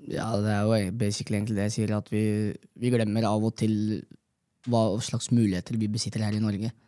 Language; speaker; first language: Norwegian; early bilingual, other home language; Somali